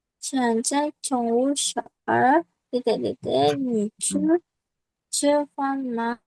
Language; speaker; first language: Chinese; non-native, learner; Indonesian